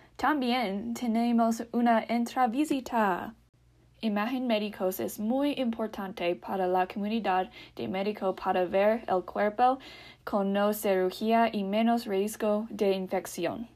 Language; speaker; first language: Spanish; non-native, learner; English